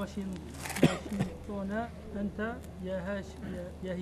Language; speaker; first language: Arabic; non-native, learner; French